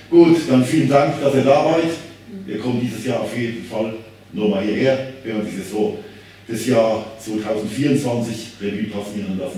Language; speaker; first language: German; native; German